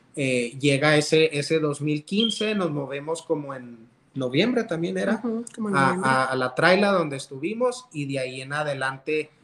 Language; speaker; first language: Spanish; early bilingual, heritage; Spanish